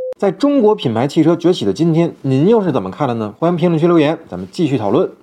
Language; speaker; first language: Chinese; native; Chinese